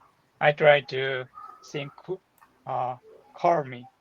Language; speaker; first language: English; non-native, learner; Japanese